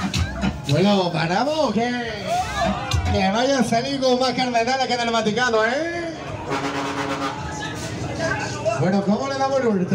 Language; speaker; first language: Spanish; native; Spanish